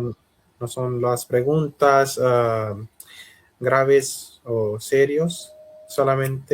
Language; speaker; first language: Spanish; non-native, learner; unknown